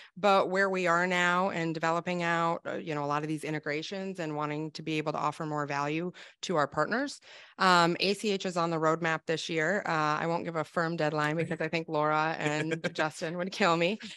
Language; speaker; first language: English; native; English